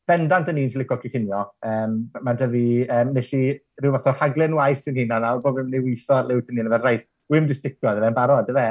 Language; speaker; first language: Welsh; native; Welsh